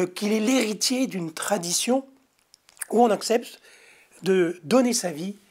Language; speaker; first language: French; native; French